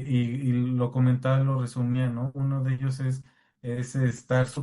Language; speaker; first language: Spanish; native; Spanish